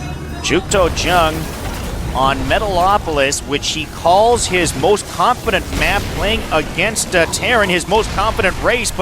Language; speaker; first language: English; native; English